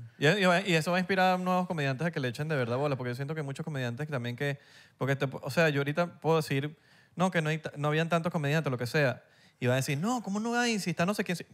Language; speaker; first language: Spanish; native; Spanish